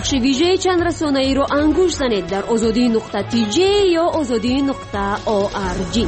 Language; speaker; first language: Persian; non-native, learner; English